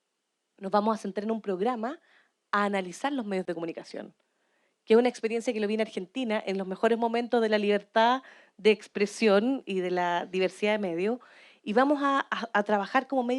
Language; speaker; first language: Spanish; native; Spanish